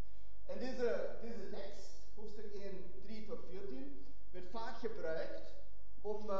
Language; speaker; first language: Dutch; non-native, fluent; German